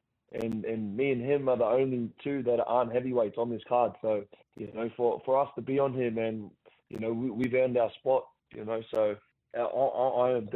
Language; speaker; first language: English; native; English